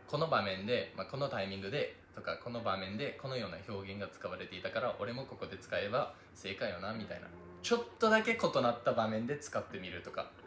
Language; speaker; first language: Japanese; non-native, fluent; English